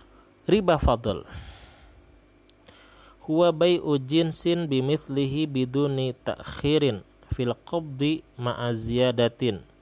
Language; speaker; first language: Arabic; non-native, fluent; Indonesian